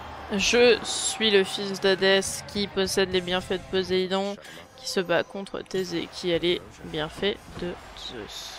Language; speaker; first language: French; native; French